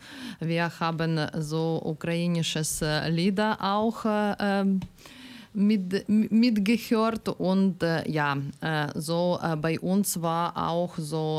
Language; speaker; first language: German; non-native, learner; Ukrainian